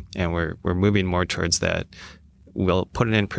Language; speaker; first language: English; native; English